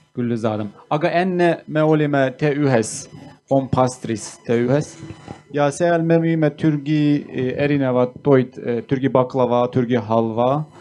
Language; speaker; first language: Estonian; non-native, learner; Kurdish